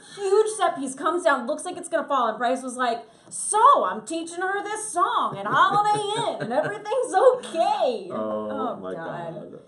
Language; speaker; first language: English; native; English